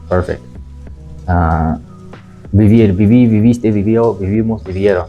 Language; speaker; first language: Spanish; non-native, fluent; English